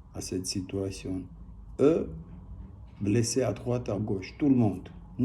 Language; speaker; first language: French; non-native, learner; Armenian